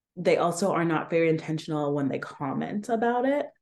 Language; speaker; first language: English; native; English